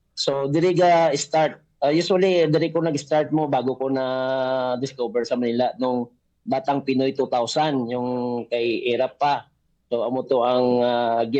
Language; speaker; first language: Filipino; native; Filipino